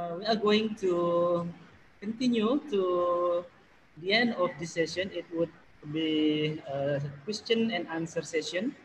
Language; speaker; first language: English; non-native, fluent; Indonesian